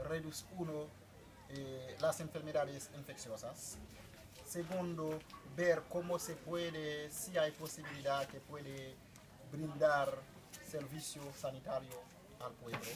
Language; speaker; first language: Spanish; non-native, fluent; Haitian Creole